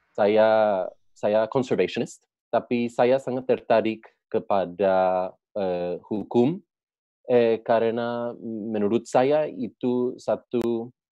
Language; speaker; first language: Indonesian; non-native, learner; Spanish